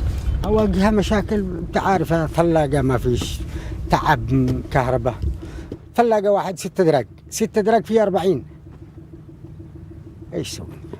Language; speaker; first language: Arabic; native; Arabic